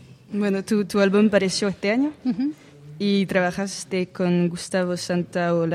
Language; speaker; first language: Spanish; non-native, fluent; French